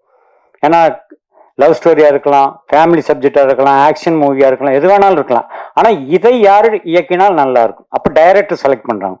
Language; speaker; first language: Tamil; native; Tamil